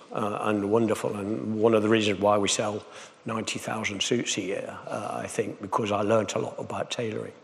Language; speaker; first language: English; native; English